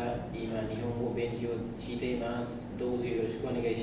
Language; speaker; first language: Japanese; non-native, learner; Bangla